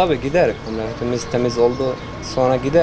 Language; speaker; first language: Turkish; non-native, learner; Arabic